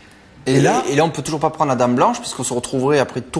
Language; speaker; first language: French; native; French